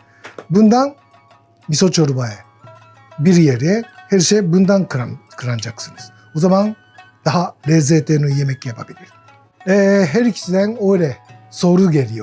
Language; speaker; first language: Turkish; non-native, learner; Japanese